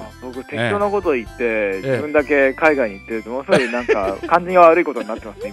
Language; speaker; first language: Japanese; native; Japanese